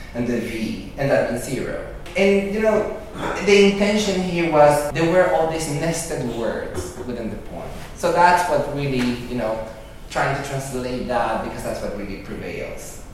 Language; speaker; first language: English; early bilingual, other home language; Spanish